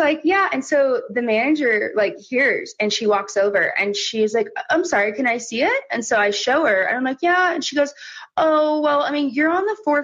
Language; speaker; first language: English; native; English